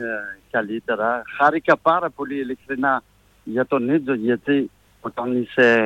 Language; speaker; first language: Greek; non-native, fluent; French